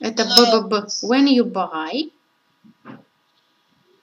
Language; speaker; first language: English; non-native, learner; Russian